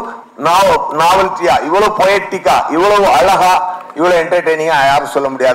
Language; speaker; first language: Tamil; native; Tamil